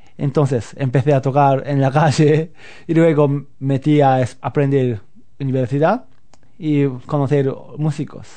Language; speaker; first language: Spanish; non-native, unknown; Japanese